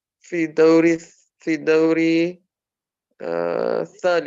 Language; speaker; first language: Arabic; non-native, learner; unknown